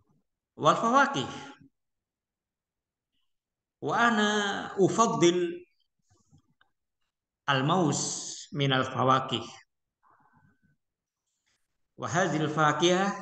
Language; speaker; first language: Arabic; non-native, fluent; Indonesian